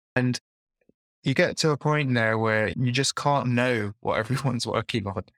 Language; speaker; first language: English; native; English